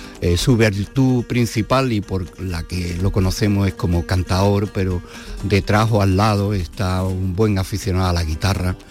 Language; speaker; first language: Spanish; native; Spanish